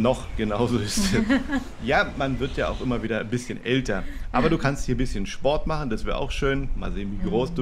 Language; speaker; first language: German; native; German